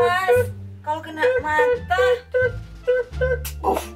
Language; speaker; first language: Indonesian; native; Indonesian